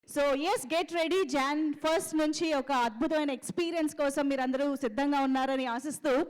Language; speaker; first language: Telugu; native; Telugu